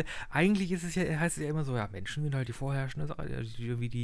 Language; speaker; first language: German; native; German